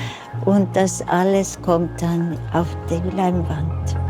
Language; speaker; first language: German; early bilingual, heritage; German